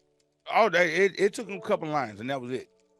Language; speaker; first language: English; native; English